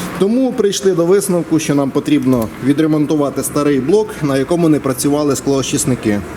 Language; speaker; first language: Ukrainian; non-native, local second language; Russian